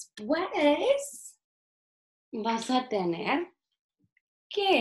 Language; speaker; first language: Spanish; non-native, fluent; English